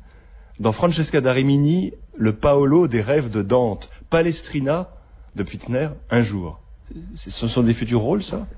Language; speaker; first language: French; native; French